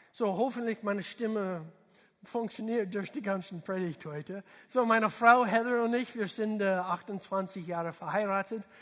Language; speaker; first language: German; non-native, fluent; English